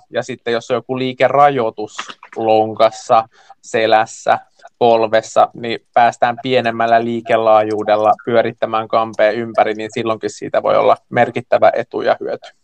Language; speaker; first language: Finnish; non-native, local second language; Swedish